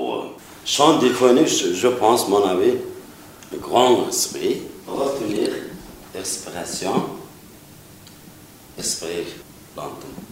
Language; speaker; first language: French; non-native, learner; Mongolian